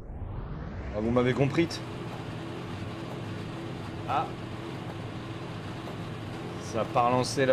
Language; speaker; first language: French; native; French